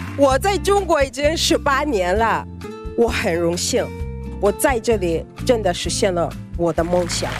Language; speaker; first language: Chinese; non-native, fluent; Swahili